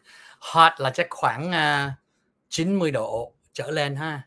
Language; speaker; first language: Vietnamese; early bilingual, heritage; Vietnamese